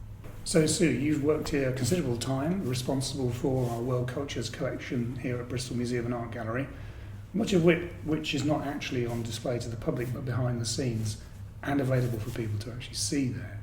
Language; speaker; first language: English; native; English